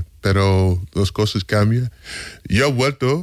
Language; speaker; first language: Spanish; non-native, fluent; English